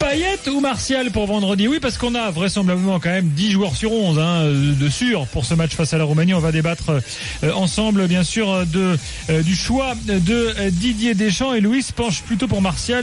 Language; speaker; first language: French; native; French